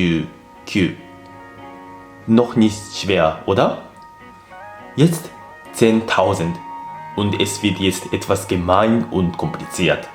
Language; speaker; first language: German; non-native, fluent; Japanese